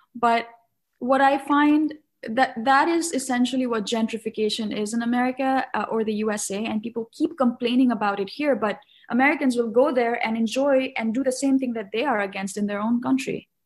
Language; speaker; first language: English; non-native, local second language; Nepali